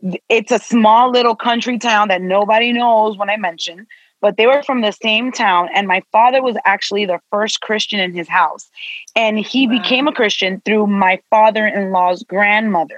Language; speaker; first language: English; native; English